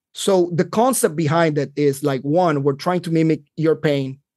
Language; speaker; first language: English; non-native, fluent; Spanish